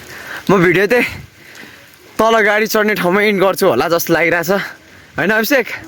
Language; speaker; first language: Nepali; native; Nepali